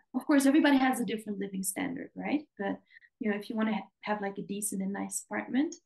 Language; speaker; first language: English; non-native, fluent; Dutch